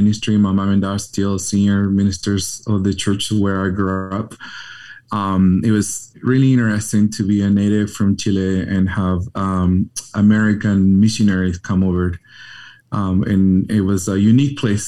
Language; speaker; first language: English; non-native, fluent; Spanish